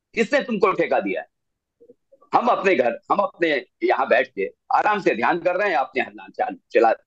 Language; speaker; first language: Hindi; native; Hindi